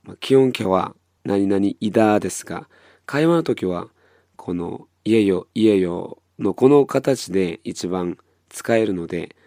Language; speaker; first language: Japanese; non-native, fluent; Korean